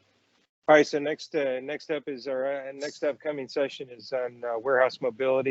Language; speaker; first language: English; native; English